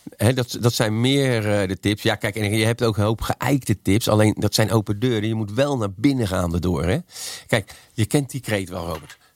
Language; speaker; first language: Dutch; native; Dutch